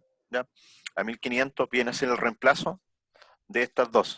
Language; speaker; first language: Spanish; native; Spanish